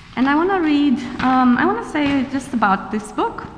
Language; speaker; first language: English; non-native, fluent; Romanian